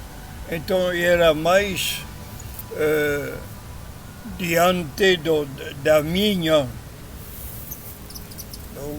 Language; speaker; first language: Portuguese; non-native, learner; Spanish